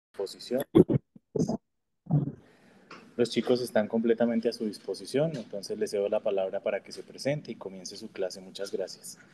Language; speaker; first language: Spanish; native; Spanish